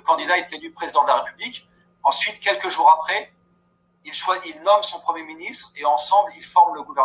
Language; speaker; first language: French; native; French